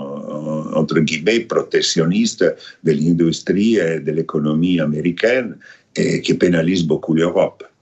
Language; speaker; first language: French; non-native, fluent; Italian